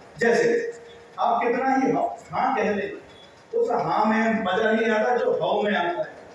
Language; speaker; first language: Hindi; native; Hindi